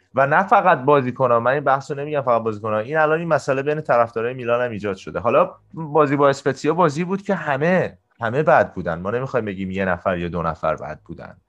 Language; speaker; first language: Persian; native; Persian